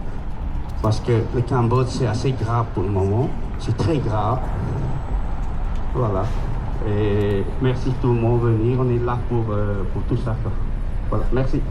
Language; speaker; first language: French; early bilingual, other home language; Khmer